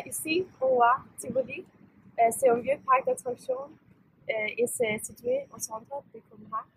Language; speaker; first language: French; non-native, learner; Danish